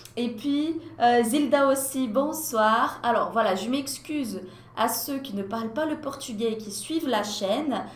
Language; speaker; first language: French; non-native, fluent; Portuguese